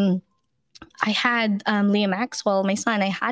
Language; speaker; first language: English; non-native, local second language; Filipino